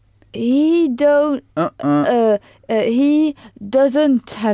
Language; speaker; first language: English; non-native, learner; French